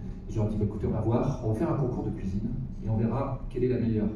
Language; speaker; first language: French; native; French